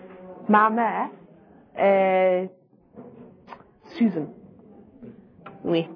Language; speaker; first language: French; non-native, learner; English